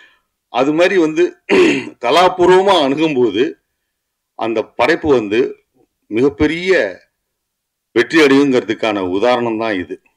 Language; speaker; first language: Tamil; native; Tamil